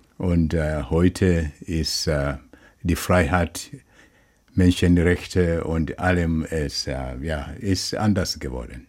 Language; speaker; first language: German; non-native, learner; Swahili